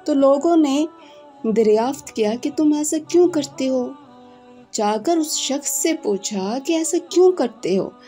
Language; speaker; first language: Urdu; native; Urdu